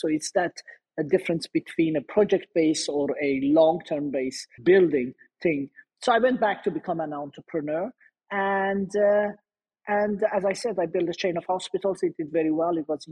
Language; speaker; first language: English; non-native, fluent; Persian